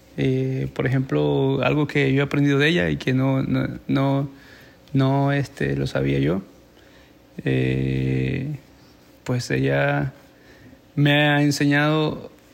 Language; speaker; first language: Spanish; native; Spanish